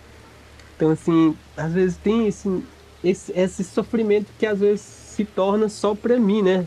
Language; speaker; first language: Portuguese; non-native, local second language; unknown